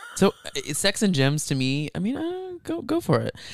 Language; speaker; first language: English; native; English